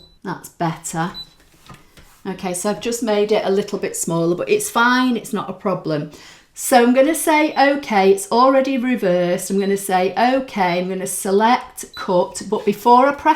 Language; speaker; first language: English; native; English